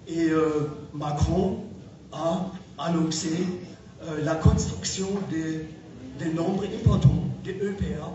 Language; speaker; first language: French; non-native, fluent; German